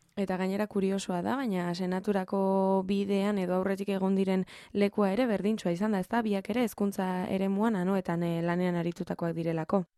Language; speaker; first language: Basque; native; Basque